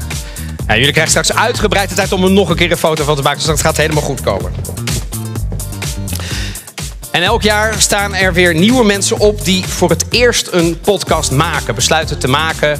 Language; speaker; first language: Dutch; native; Dutch